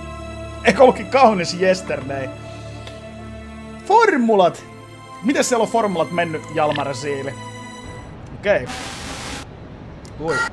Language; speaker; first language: Finnish; native; Finnish